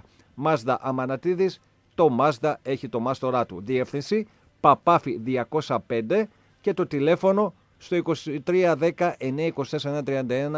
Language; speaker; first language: Greek; native; Greek